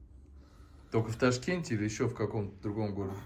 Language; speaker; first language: Russian; native; Russian